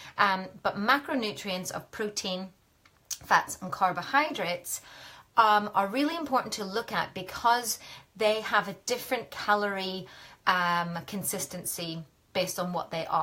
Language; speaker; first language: English; native; English